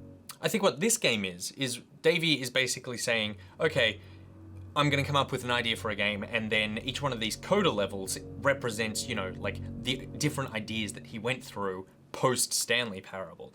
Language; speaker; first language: English; native; English